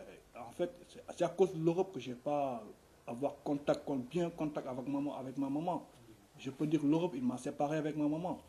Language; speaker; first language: French; non-native, local second language; Wolof